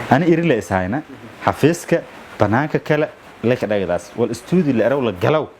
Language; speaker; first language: Somali; non-native, local second language; Maay